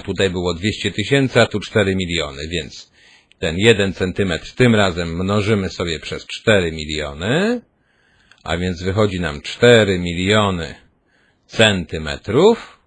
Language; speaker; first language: Polish; native; Polish